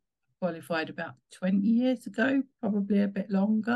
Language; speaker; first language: English; native; English